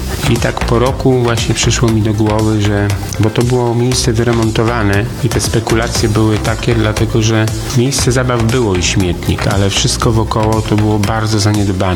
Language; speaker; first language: Polish; native; Polish